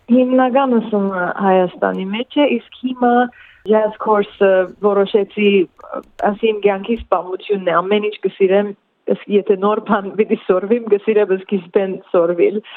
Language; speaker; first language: Armenian; early bilingual, heritage; Armenian